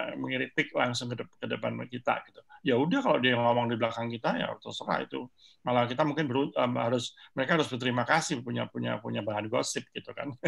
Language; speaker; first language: Indonesian; native; Indonesian